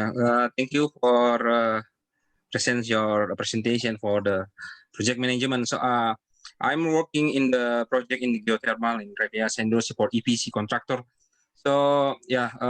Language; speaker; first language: English; non-native, learner; Indonesian